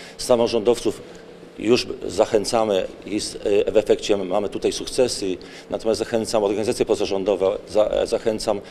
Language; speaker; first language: Polish; native; Polish